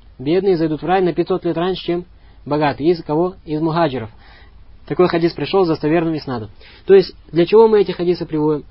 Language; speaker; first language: Russian; non-native, local second language; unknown